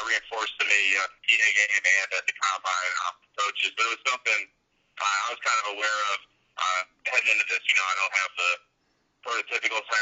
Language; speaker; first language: English; native; English